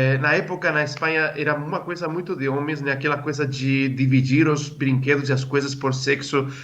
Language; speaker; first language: Portuguese; non-native, fluent; Spanish